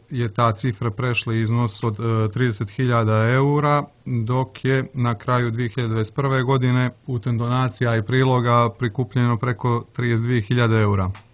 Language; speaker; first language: Croatian; native; Croatian